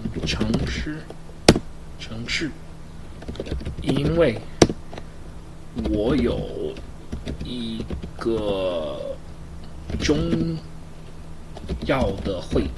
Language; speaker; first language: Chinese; non-native, learner; English